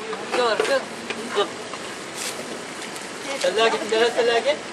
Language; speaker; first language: Arabic; native; Arabic